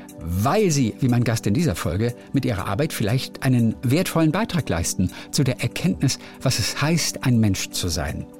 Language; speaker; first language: German; native; German